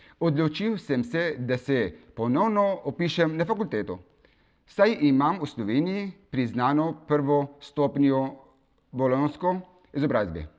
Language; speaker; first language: Slovenian; non-native, fluent; Kurdish